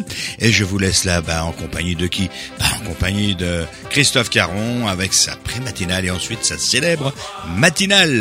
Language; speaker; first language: French; native; French